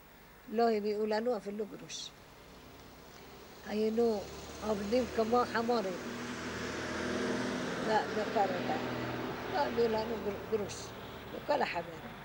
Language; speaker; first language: Hebrew; non-native, fluent; Arabic